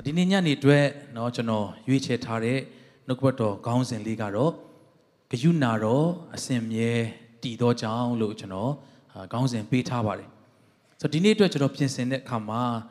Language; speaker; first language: Burmese; non-native, local second language; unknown